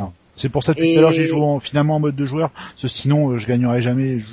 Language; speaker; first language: French; native; French